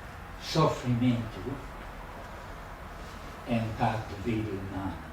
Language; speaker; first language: Portuguese; non-native, fluent; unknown